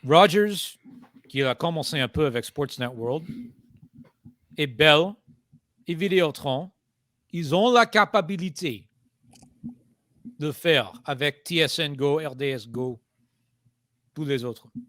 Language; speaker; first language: French; non-native, fluent; English